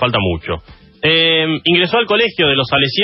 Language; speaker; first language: Spanish; native; Spanish